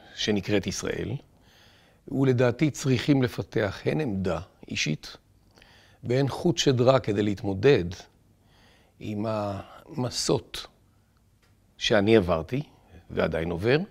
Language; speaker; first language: Hebrew; native; Hebrew